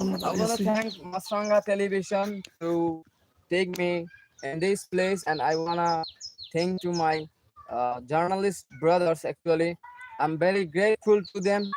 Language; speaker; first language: English; non-native, local second language; Bangla